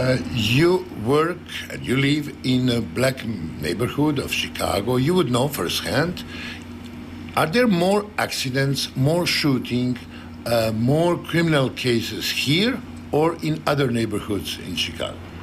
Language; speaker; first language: English; non-native, fluent; Croatian